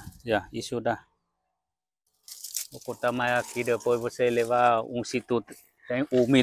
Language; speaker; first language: Portuguese; non-native, local second language; Vietnamese